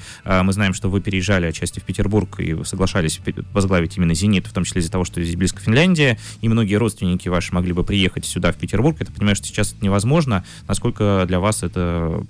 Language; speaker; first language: Russian; native; Russian